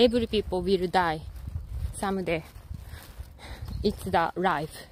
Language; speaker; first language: English; non-native, learner; Japanese